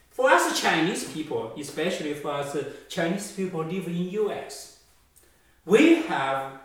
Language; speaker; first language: English; non-native, fluent; Chinese